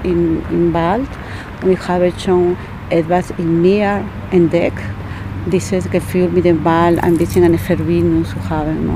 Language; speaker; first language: German; non-native, fluent; Spanish